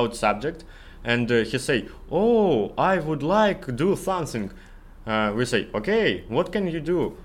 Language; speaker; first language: English; non-native, learner; Russian